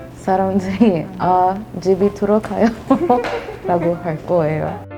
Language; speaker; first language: Korean; non-native, learner; English